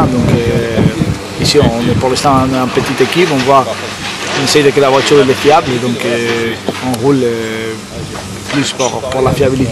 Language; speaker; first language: French; non-native, fluent; Spanish